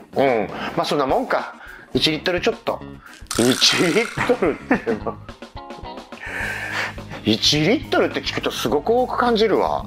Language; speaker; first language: Japanese; native; Japanese